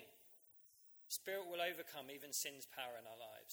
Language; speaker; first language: English; native; English